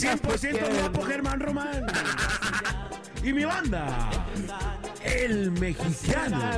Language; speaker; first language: Spanish; native; Spanish